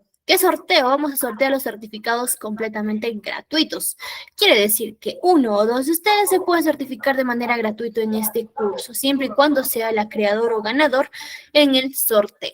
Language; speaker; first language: Spanish; native; Spanish